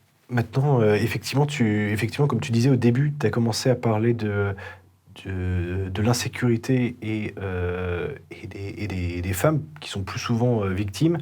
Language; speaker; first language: French; native; French